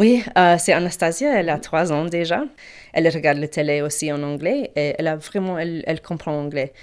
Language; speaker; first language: French; non-native, learner; English